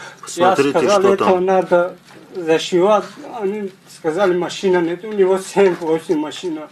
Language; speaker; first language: Russian; non-native, learner; Tajik